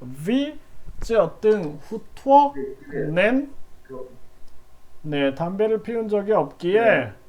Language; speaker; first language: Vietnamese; non-native, learner; Korean